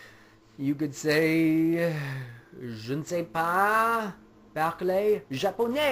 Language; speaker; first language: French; non-native, fluent; English